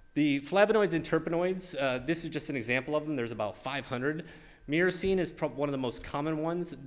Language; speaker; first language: English; native; English